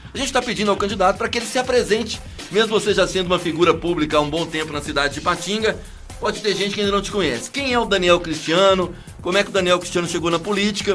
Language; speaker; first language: Portuguese; native; Portuguese